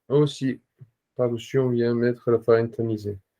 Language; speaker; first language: French; native; French